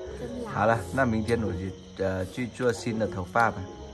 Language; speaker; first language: Chinese; non-native, learner; Vietnamese